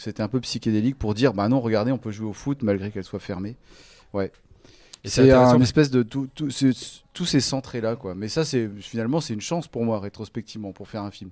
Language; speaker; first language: French; native; French